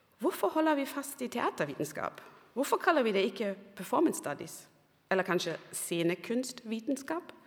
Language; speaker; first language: Norwegian; non-native, fluent; German